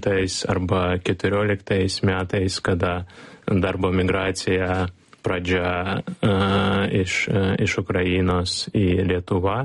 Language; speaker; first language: Lithuanian; non-native, learner; Ukrainian